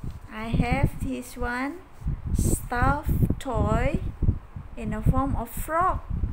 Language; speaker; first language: English; non-native, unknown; Indonesian